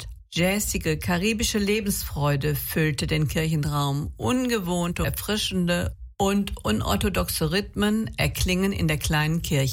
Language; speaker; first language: German; native; German